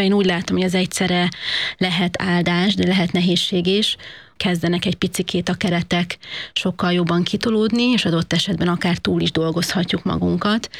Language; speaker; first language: Hungarian; native; Hungarian